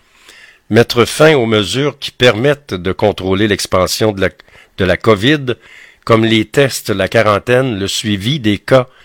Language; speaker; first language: French; native; French